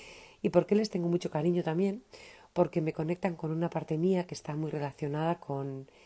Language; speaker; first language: Spanish; native; Spanish